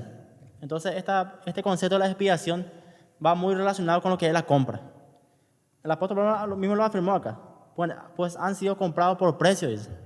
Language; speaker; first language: Spanish; native; Spanish